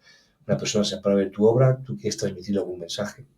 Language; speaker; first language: Spanish; native; Spanish